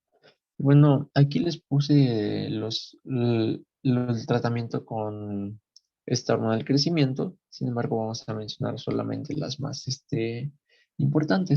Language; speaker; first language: Spanish; native; Spanish